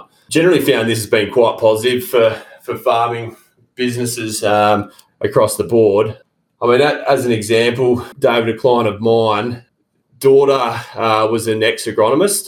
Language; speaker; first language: English; native; English